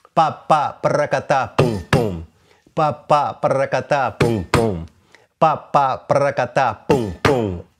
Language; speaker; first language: English; non-native, fluent; Portuguese